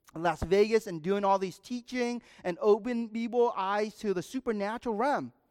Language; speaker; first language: English; native; English